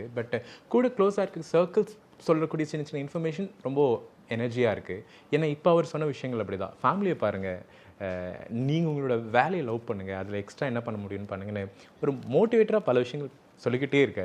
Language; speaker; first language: Tamil; native; Tamil